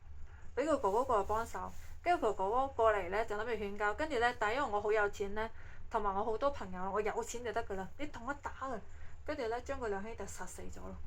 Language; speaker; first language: Cantonese; native; Cantonese